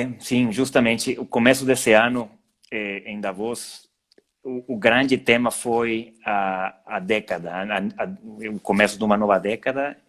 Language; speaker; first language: Portuguese; non-native, fluent; Spanish